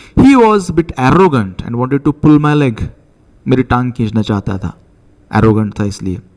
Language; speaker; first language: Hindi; non-native, local second language; Marathi